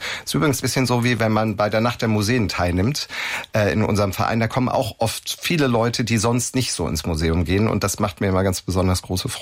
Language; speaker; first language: German; native; German